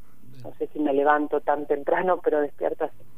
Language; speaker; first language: Spanish; native; Spanish